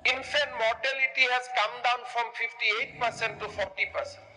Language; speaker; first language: English; non-native, local second language; Assamese